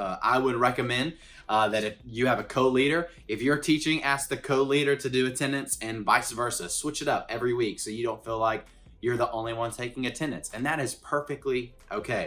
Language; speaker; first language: English; native; English